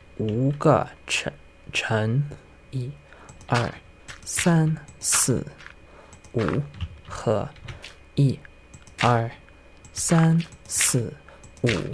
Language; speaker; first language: Chinese; non-native, learner; English